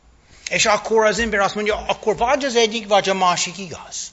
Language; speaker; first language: Hungarian; non-native, fluent; English